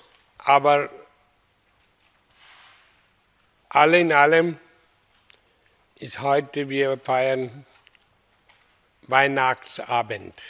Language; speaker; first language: German; non-native, learner; Hindi